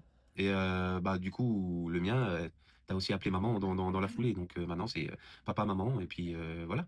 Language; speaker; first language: French; native; French